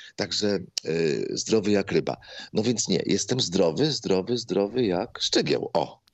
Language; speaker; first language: Polish; native; Polish